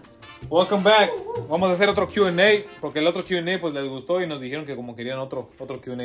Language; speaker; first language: Spanish; early bilingual, heritage; Spanish